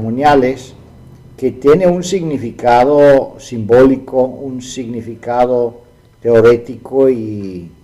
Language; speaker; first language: Spanish; non-native, fluent; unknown